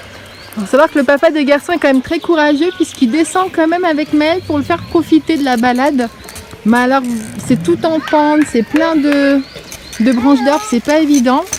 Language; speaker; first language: French; native; French